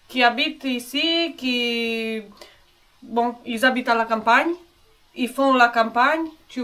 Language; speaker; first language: French; non-native, fluent; Romanian